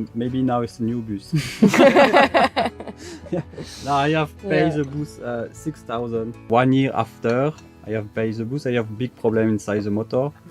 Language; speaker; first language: English; non-native, learner; French